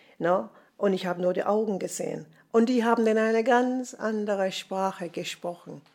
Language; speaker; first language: German; non-native, fluent; English